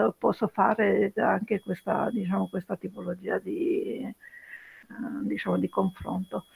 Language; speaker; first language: Italian; early bilingual, other home language; Romanian